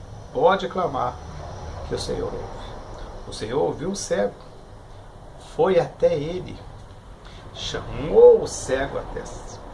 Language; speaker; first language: Portuguese; native; Portuguese